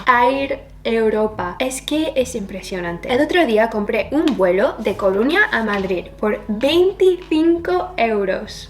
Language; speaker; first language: Spanish; non-native, fluent; English